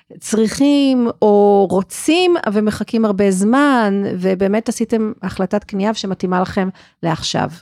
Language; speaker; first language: Hebrew; non-native, fluent; English